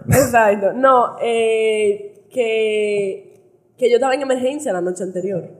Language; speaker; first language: Spanish; early bilingual, heritage; Spanish